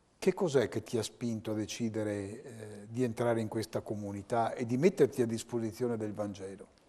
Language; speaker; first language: Italian; native; Italian